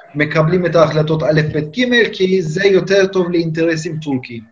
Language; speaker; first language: Hebrew; non-native, fluent; Turkish